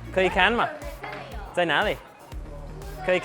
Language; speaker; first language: Chinese; non-native, learner; English